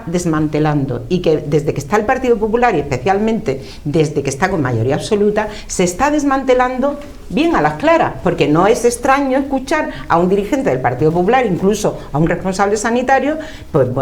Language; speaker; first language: Spanish; native; Spanish